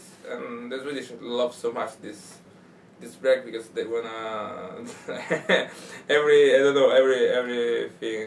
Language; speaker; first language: English; non-native, learner; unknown